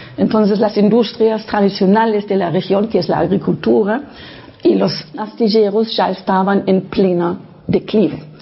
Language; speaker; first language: Spanish; non-native, fluent; Low German